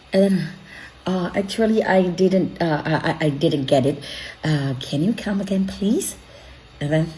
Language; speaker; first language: English; non-native, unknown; Burmese